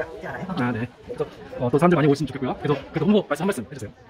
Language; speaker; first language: Korean; native; Korean